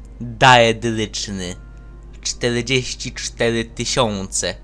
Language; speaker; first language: Polish; native; Polish